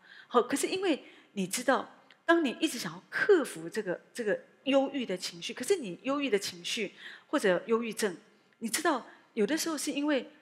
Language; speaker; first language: Chinese; native; Chinese